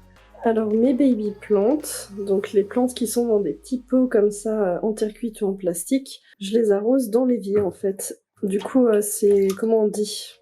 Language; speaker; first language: French; native; French